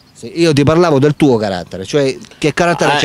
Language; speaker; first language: Italian; native; Italian